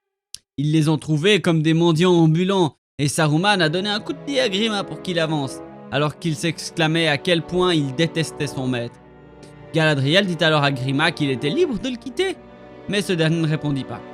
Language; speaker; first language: French; native; French